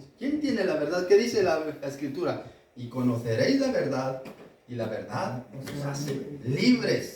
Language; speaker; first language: Spanish; native; Spanish